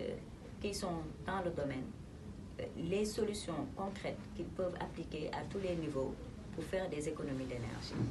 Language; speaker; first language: French; non-native, local second language; Wolof